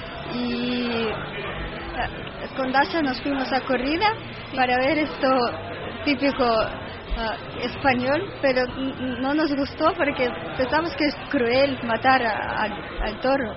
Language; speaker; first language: Spanish; non-native, learner; Russian